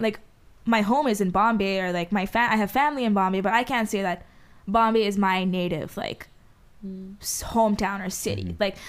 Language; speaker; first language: English; non-native, fluent; Hindi